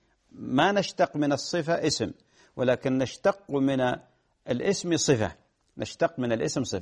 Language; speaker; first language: Arabic; native; Arabic